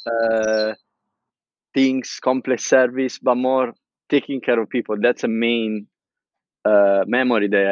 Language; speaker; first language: English; non-native, fluent; Italian